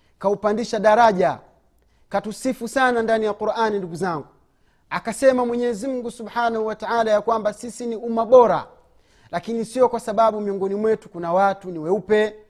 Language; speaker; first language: Swahili; native; Swahili